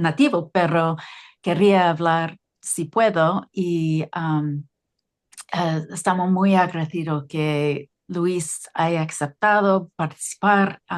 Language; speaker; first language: Spanish; non-native, learner; English